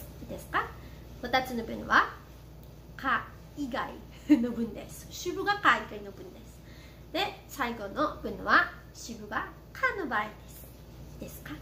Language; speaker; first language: Japanese; non-native, fluent; Filipino